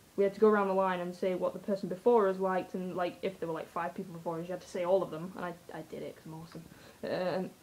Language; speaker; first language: English; native; English